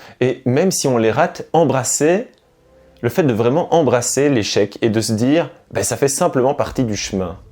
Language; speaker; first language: French; native; French